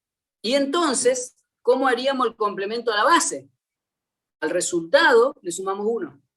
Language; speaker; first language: Spanish; native; Spanish